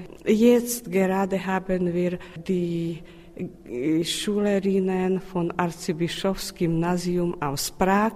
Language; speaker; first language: German; non-native, learner; Czech